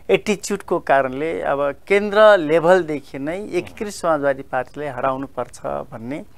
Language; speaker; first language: Nepali; non-native, local second language; Dangaura Tharu